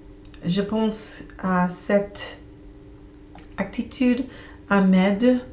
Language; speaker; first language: French; non-native, learner; English